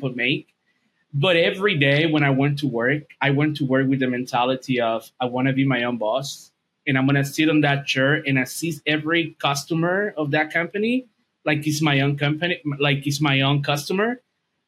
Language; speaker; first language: English; non-native, fluent; Spanish